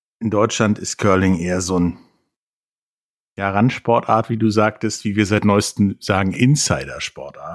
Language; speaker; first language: German; native; German